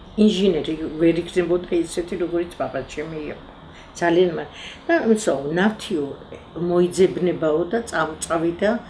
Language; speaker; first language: Georgian; native; Georgian